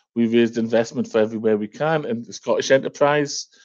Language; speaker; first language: English; native; English